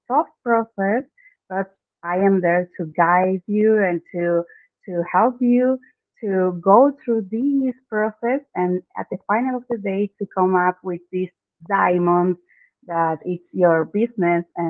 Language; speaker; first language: English; non-native, fluent; Spanish